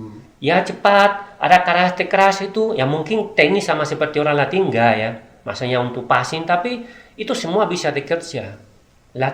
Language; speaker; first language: Indonesian; non-native, learner; Spanish